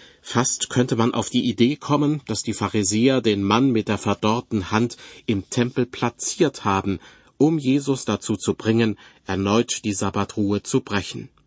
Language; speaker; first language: German; native; German